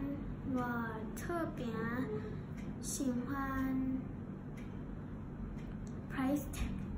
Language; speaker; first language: Chinese; non-native, learner; Thai